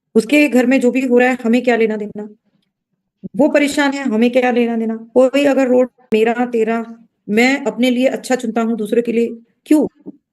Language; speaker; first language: Hindi; non-native, local second language; Marathi